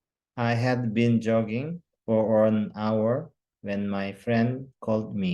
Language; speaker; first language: English; non-native, learner; Korean